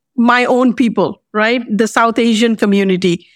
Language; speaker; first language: English; non-native, local second language; Bangla